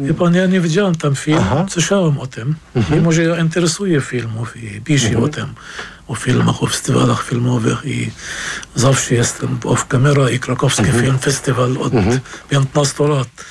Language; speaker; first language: Polish; non-native, fluent; Arabic